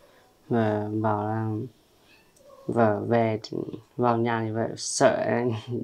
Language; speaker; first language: Vietnamese; non-native, local second language; Hmong